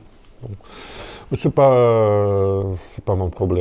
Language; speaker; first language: French; non-native, fluent; Russian